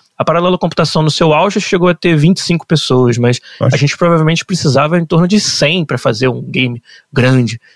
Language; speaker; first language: Portuguese; native; Portuguese